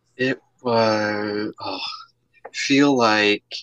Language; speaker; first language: English; native; English